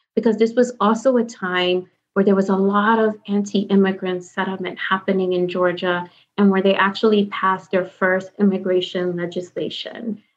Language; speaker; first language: English; native; English